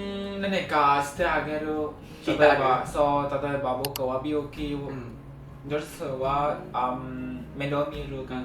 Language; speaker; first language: Japanese; non-native, learner; Vietnamese